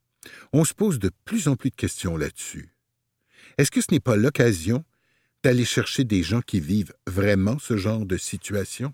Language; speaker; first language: French; native; French